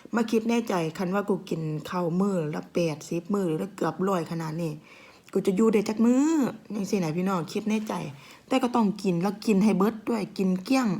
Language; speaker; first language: Thai; native; Thai